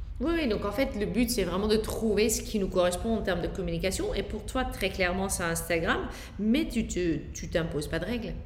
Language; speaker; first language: French; non-native, fluent; Dutch